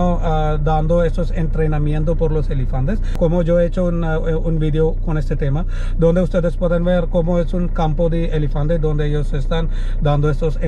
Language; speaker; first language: Spanish; non-native, learner; Malayalam